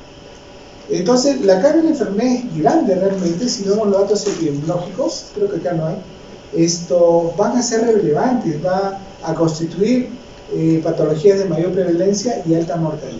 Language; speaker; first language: Spanish; native; Spanish